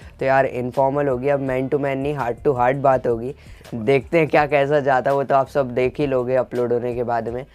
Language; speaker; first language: Hindi; native; Hindi